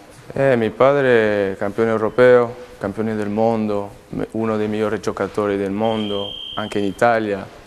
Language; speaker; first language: Italian; non-native, fluent; Spanish